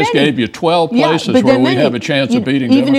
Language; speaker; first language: English; native; English